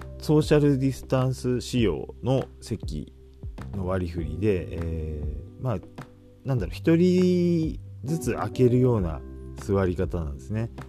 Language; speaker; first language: Japanese; native; Japanese